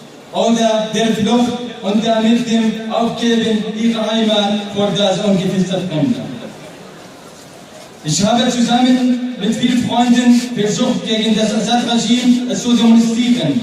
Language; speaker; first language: German; non-native, learner; Arabic